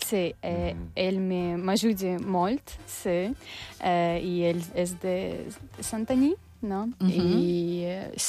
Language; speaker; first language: Catalan; non-native, learner; Russian